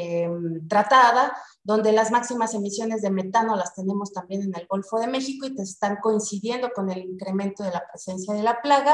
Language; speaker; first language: Spanish; native; Spanish